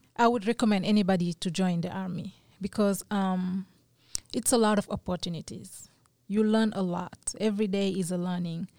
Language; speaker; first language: English; non-native, fluent; French